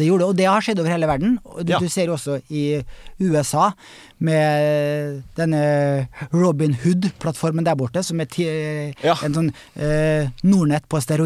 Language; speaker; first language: Norwegian; native; Norwegian